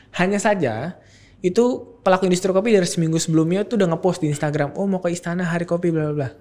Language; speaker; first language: Indonesian; native; Indonesian